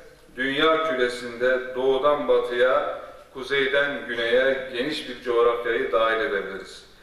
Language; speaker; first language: Turkish; native; Turkish